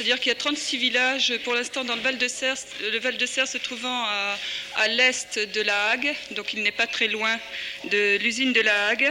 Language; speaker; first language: French; native; French